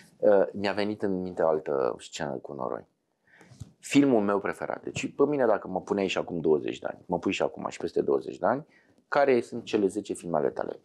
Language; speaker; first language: Romanian; native; Romanian